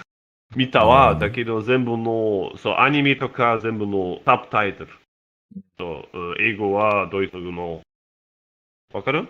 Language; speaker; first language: Japanese; non-native, learner; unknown